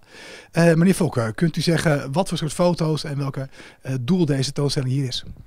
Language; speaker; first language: Dutch; native; Dutch